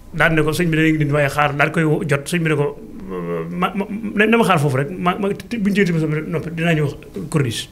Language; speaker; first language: Wolof; native; Wolof